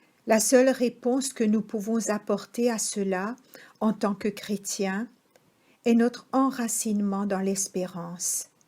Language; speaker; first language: French; native; French